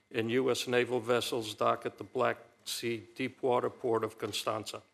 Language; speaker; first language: English; early bilingual, other home language; Romanian